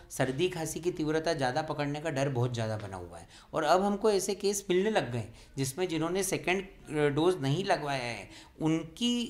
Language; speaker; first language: Hindi; native; Hindi